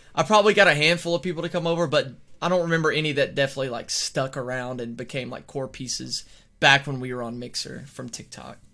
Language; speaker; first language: English; native; English